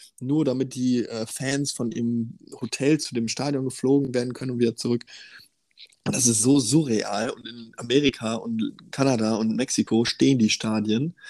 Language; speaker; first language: German; native; German